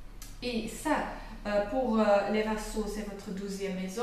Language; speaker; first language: French; non-native, fluent; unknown